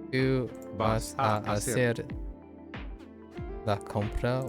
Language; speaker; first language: Spanish; non-native, learner; English